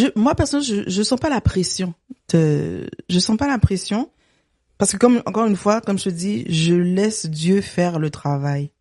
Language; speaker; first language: French; early bilingual, other home language; Haitian Creole